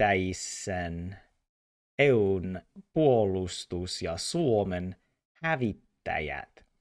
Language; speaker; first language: Finnish; non-native, learner; English